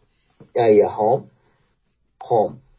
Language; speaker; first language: English; non-native, learner; Japanese